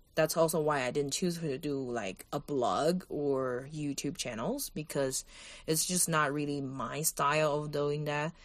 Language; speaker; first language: English; non-native, fluent; Chinese